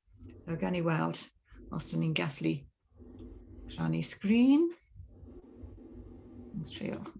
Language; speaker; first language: Welsh; non-native, learner; English